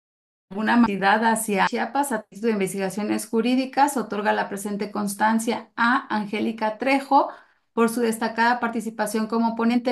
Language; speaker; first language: Spanish; native; Spanish